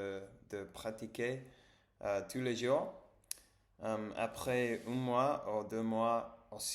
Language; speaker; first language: French; non-native, learner; English